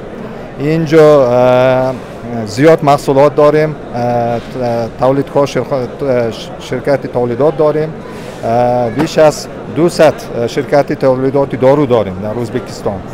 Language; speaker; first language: Persian; non-native, fluent; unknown